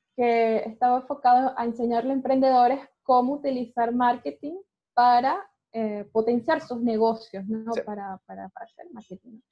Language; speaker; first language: Spanish; native; Spanish